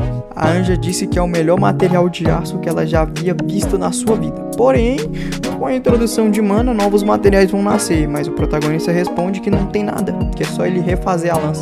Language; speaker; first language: Portuguese; native; Portuguese